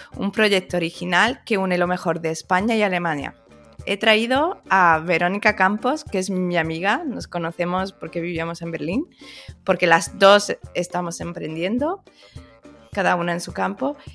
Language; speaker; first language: Spanish; early bilingual, other home language; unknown